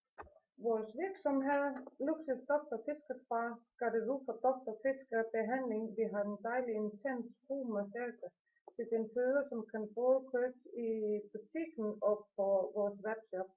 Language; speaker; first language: Danish; non-native, learner; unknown